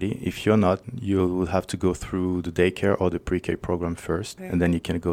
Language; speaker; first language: English; non-native, fluent; French